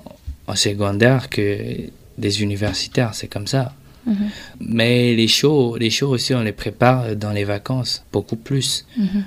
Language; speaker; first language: French; non-native, local second language; Rundi